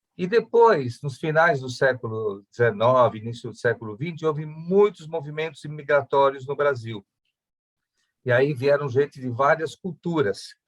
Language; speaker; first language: Portuguese; early bilingual, other home language; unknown